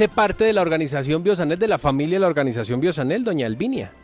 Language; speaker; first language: Spanish; native; Spanish